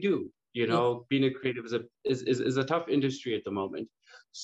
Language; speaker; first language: English; native; English